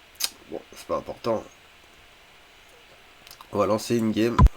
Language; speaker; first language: French; native; French